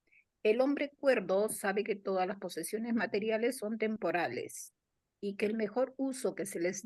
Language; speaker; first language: Spanish; native; Spanish